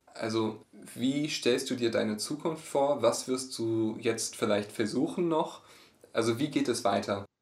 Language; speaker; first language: German; native; German